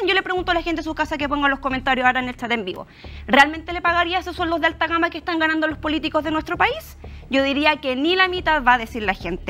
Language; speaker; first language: Spanish; native; Spanish